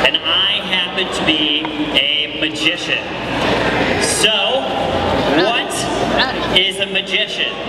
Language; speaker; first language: English; native; English